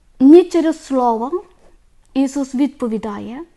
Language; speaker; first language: Ukrainian; non-native, learner; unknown